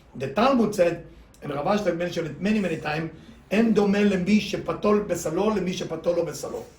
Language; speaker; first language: English; non-native, fluent; Hebrew